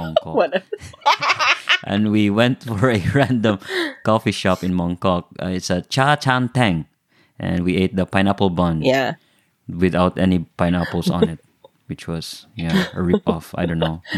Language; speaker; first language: English; non-native, local second language; Cebuano